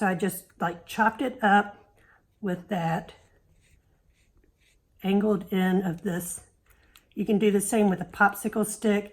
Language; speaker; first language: English; native; English